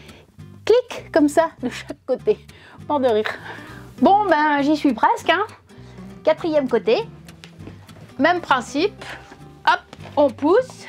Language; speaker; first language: French; native; French